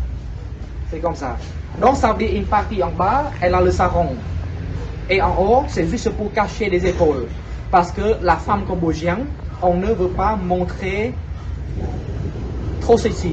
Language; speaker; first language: French; non-native, fluent; Khmer